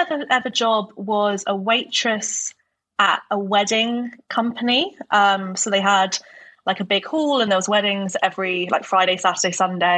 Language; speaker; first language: English; native; English